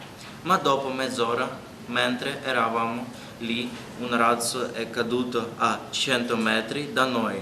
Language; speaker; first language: Italian; non-native, learner; Ukrainian